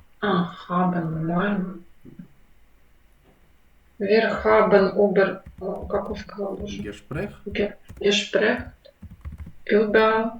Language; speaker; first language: German; non-native, learner; Russian